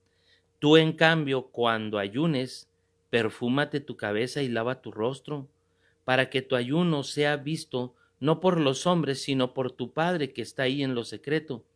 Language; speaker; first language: Spanish; native; Spanish